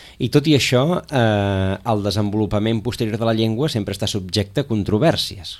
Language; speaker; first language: Catalan; native; Catalan